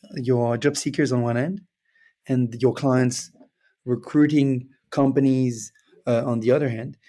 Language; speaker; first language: English; non-native, fluent; French